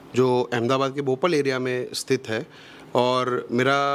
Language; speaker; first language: Hindi; non-native, local second language; Gujarati